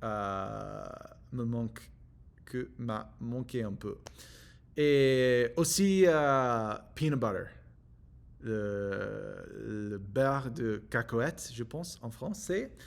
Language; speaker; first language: French; non-native, learner; English